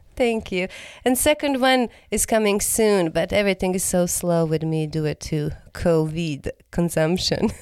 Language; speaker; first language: English; non-native, fluent; Croatian